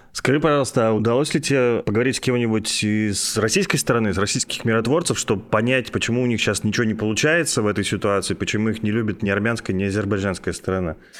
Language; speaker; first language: Russian; native; Russian